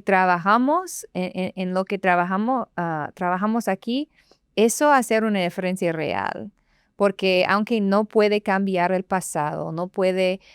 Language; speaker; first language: Spanish; non-native, fluent; English